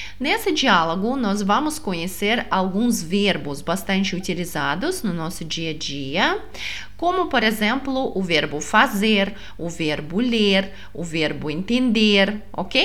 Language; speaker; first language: Portuguese; non-native, fluent; Russian